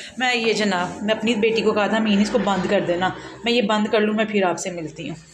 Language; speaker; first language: Urdu; native; Urdu